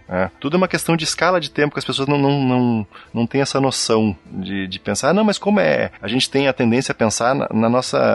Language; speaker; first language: Portuguese; native; Portuguese